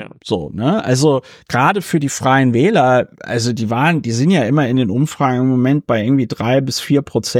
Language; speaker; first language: German; native; German